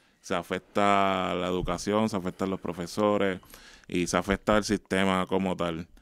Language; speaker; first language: Spanish; native; Spanish